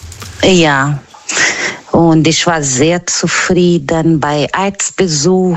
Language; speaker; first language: German; non-native, learner; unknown